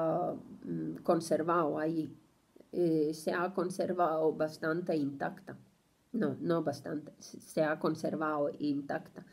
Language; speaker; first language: Spanish; non-native, fluent; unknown